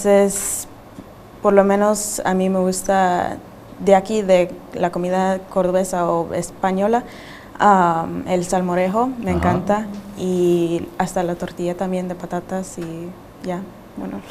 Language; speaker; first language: Spanish; early bilingual, heritage; Spanish